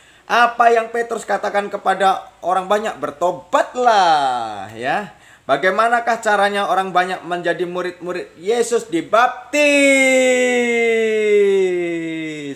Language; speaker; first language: Indonesian; native; Indonesian